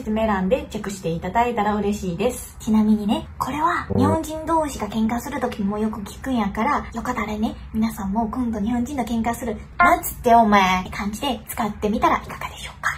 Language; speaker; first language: Japanese; non-native, fluent; Chinese